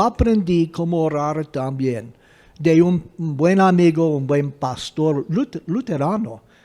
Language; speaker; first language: Spanish; non-native, fluent; English